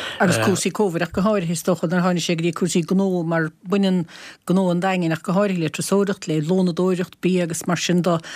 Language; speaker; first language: Irish; native; Irish